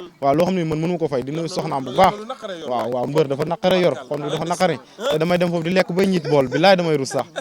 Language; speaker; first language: Wolof; non-native, local second language; Serer